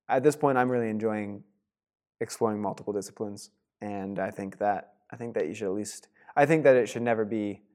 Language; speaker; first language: English; native; English